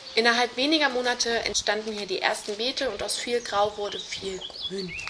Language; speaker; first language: German; native; German